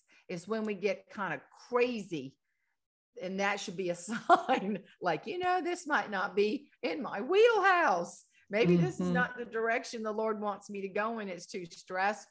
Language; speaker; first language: English; native; English